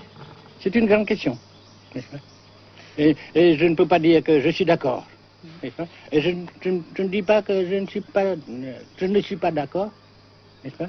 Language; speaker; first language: French; non-native, fluent; Vietnamese